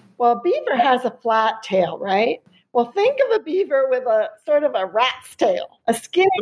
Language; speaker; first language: English; early bilingual, other home language; German